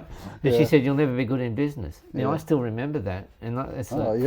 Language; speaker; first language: English; native; English